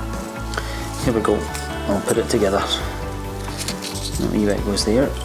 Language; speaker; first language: English; native; English